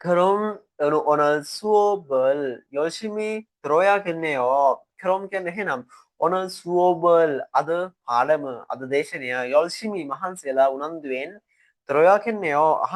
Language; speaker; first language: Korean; non-native, fluent; Sinhala